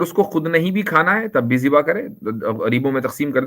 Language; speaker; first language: Hindi; native; Hindi